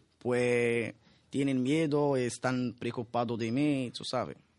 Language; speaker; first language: Spanish; non-native, learner; Arabic